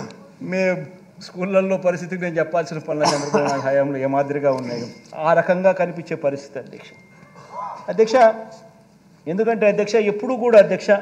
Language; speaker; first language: Telugu; native; Telugu